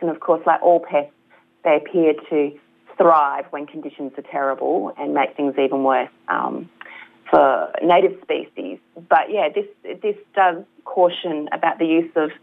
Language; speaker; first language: English; native; English